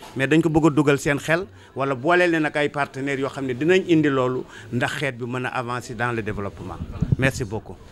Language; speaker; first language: Wolof; non-native, local second language; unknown